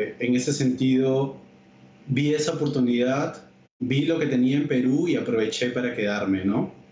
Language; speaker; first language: Spanish; native; Spanish